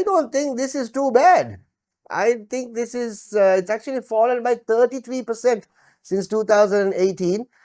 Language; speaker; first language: English; non-native, local second language; Sinhala